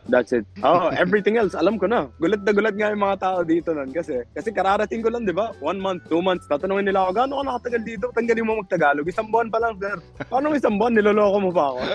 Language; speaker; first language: Filipino; non-native, fluent; Arabic